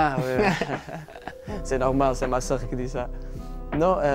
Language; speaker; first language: French; non-native, learner; Portuguese